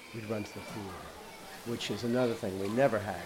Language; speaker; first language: English; native; English